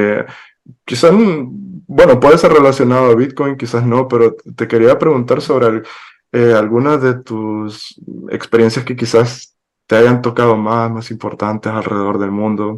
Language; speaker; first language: Spanish; native; Spanish